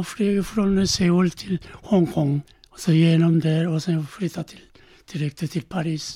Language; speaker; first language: Swedish; non-native, learner; Korean